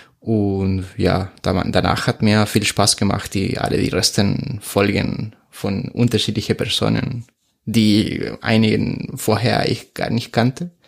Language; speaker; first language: German; non-native, fluent; Spanish